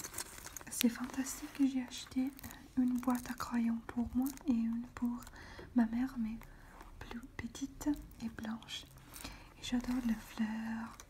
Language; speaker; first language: French; non-native, fluent; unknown